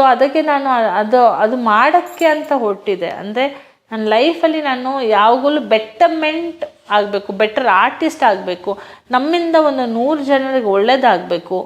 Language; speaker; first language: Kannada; non-native, local second language; Hindi